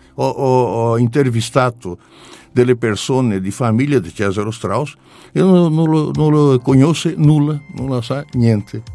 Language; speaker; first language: Italian; non-native, learner; Portuguese